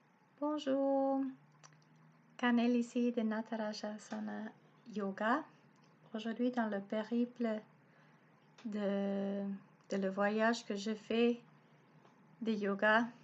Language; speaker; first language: French; non-native, learner; Spanish